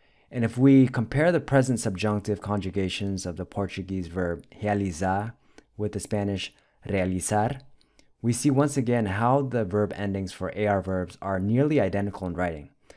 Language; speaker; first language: English; native; English